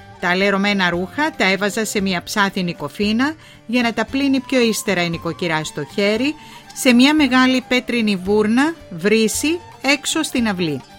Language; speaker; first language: Greek; native; Greek